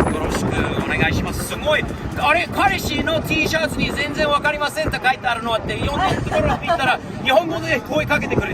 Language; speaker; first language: Japanese; non-native, fluent; English